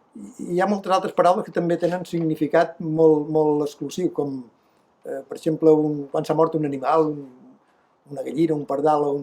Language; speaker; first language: Catalan; native; Catalan